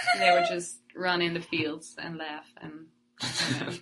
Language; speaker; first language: English; non-native, fluent; Dutch